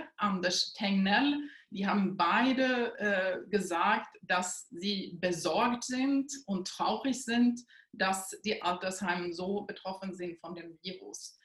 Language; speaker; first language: German; non-native, fluent; Swedish